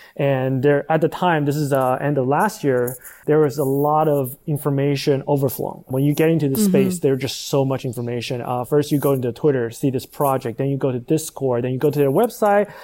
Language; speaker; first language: English; non-native, fluent; Chinese